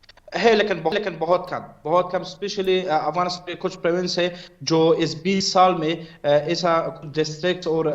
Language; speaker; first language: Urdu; non-native, fluent; Persian